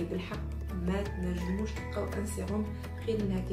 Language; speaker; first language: Arabic; native; Arabic